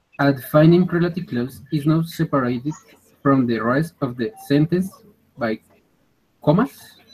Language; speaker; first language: English; non-native, learner; Spanish